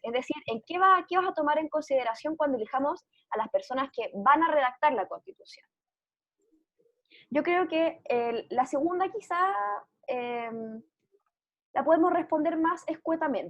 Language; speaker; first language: Spanish; native; Spanish